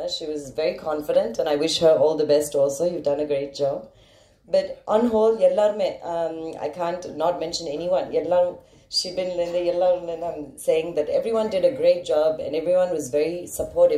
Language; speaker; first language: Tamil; early bilingual, heritage; Tamil